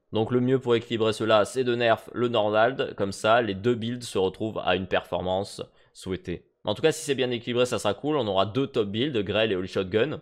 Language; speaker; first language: French; native; French